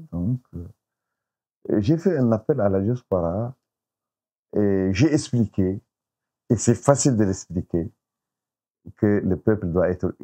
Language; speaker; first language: French; non-native, local second language; Arabic